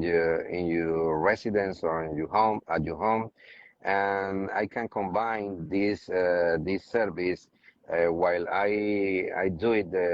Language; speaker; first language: English; non-native, learner; Spanish